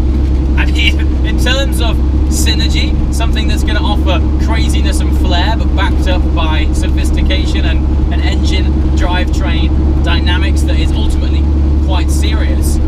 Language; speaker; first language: English; native; English